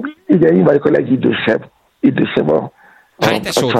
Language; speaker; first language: Hungarian; non-native, fluent; Yoruba